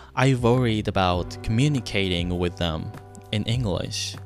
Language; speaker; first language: English; non-native, fluent; Japanese